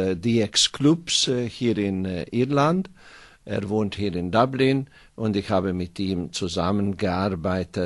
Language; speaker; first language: German; non-native, fluent; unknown